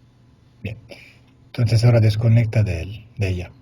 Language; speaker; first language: Spanish; non-native, fluent; Italian